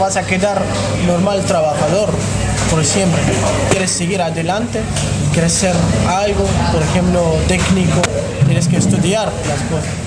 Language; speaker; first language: Spanish; non-native, learner; Arabic